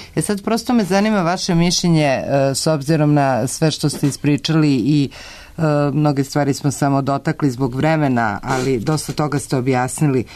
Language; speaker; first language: Serbian; native; Serbian